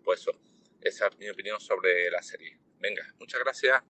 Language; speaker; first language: Spanish; native; Spanish